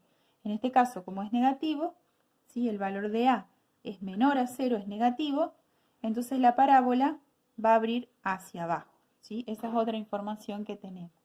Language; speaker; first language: Spanish; native; Spanish